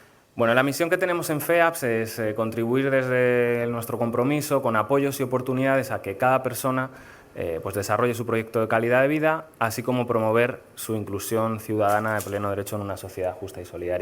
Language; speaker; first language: Spanish; native; Spanish